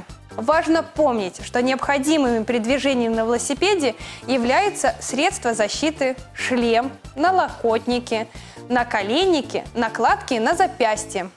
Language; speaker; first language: Russian; native; Russian